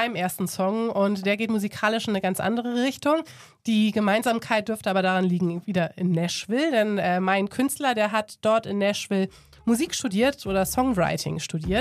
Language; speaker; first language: German; native; German